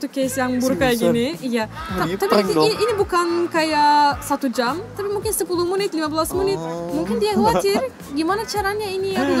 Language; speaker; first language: Indonesian; non-native, fluent; Turkish